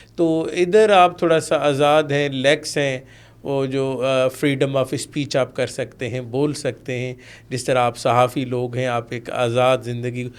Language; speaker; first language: Urdu; non-native, local second language; Sindhi